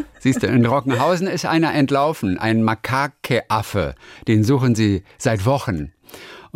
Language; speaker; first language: German; native; German